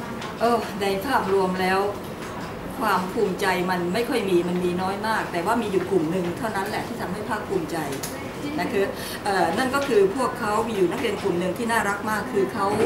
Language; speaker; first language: Thai; native; Thai